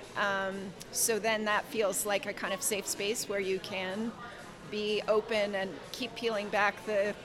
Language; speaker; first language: English; native; English